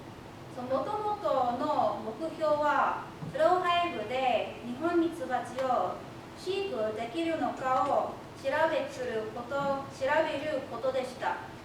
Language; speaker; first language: Japanese; non-native, fluent; English